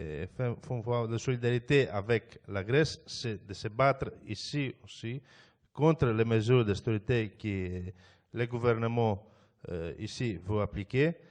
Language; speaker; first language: French; non-native, fluent; Greek